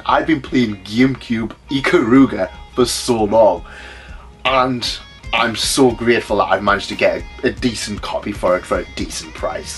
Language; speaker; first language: English; native; English